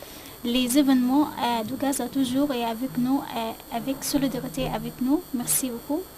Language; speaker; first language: French; non-native, learner; Arabic